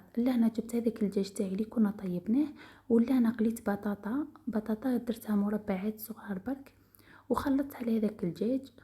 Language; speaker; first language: Arabic; native; Arabic